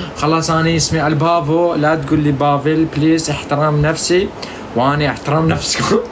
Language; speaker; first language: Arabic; non-native, local second language; Kurdish